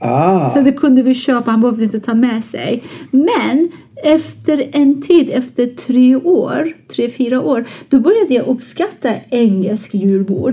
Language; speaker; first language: Swedish; non-native, fluent; Persian